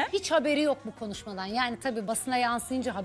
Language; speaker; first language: Turkish; native; Turkish